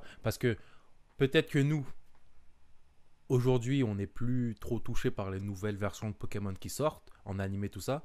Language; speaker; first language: French; native; French